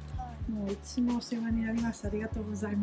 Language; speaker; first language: Japanese; non-native, fluent; English